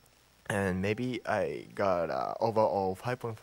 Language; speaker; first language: English; non-native, learner; Japanese